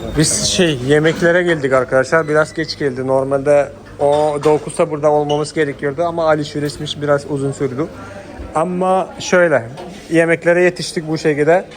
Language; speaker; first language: Turkish; non-native, fluent; Hindi